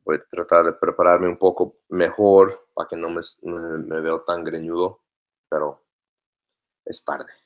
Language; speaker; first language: Spanish; non-native, learner; English